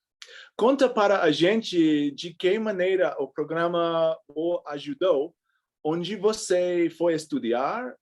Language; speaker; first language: Portuguese; non-native, fluent; English